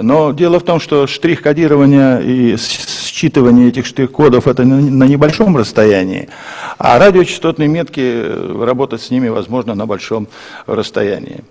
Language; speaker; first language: Russian; native; Russian